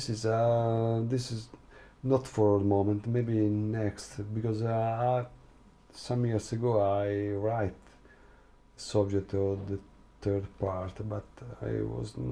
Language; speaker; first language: English; non-native, learner; Italian